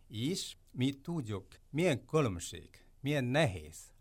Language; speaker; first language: Hungarian; non-native, learner; Chinese